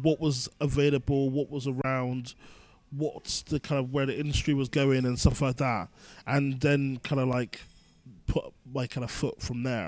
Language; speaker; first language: English; native; English